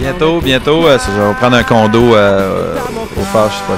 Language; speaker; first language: French; native; French